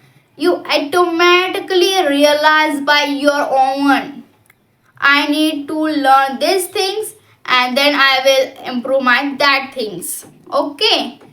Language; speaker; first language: English; non-native, local second language; Hindi